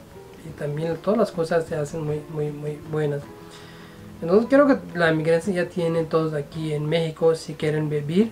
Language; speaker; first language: Spanish; non-native, fluent; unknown